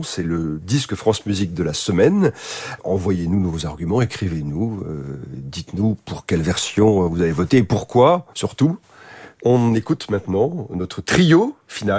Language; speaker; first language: French; native; French